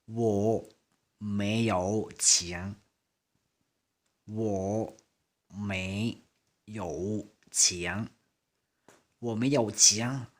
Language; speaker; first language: Chinese; non-native, fluent; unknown